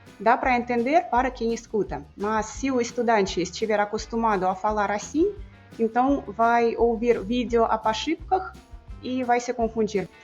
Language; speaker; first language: Portuguese; non-native, fluent; Russian